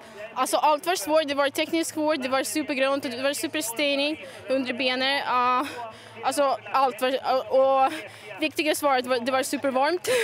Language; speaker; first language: Swedish; non-native, fluent; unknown